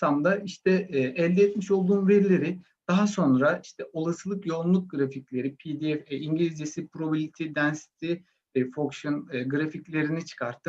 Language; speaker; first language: Turkish; native; Turkish